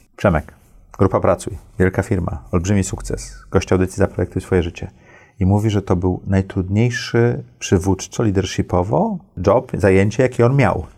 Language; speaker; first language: Polish; early bilingual, heritage; Polish